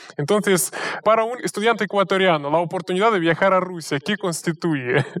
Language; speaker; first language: Spanish; non-native, fluent; Russian